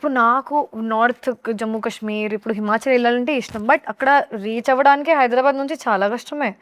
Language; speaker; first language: Telugu; non-native, learner; Hindi